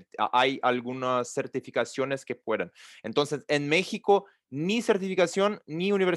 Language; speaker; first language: Spanish; non-native, learner; Portuguese